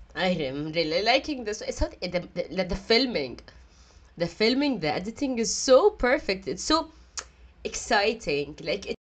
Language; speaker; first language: English; non-native, fluent; Arabic